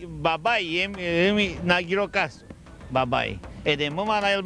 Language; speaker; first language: Albanian; early bilingual, heritage; Albanian